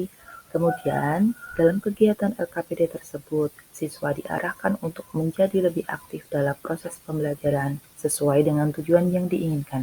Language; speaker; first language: Indonesian; native; Indonesian